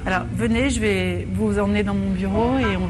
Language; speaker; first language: French; native; French